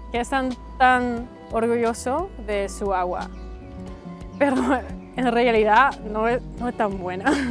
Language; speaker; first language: Spanish; non-native, fluent; Dutch